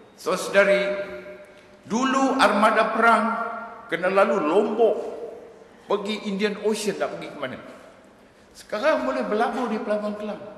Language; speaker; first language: Malay; native; Malay